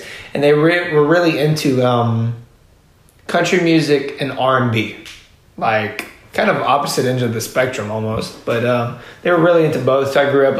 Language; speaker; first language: English; native; English